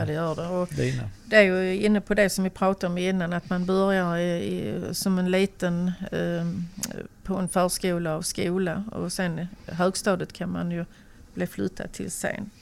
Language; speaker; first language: Swedish; native; Swedish